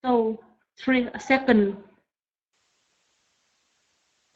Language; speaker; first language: English; non-native, learner; Vietnamese